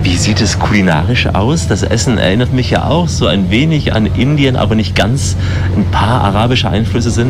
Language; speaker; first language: German; native; German